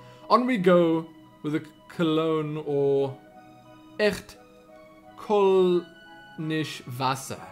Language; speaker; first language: German; non-native, learner; English